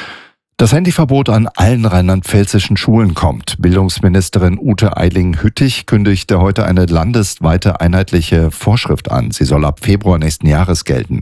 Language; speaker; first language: German; native; German